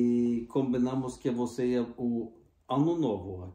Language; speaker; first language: Portuguese; non-native, fluent; Norwegian